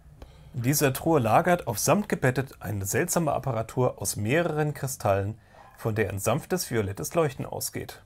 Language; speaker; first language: German; native; German